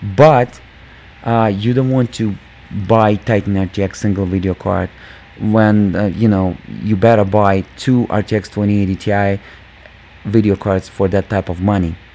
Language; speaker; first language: English; non-native, fluent; Russian